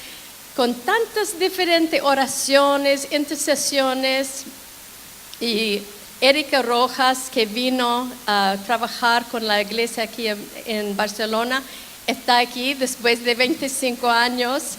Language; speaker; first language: Spanish; non-native, fluent; English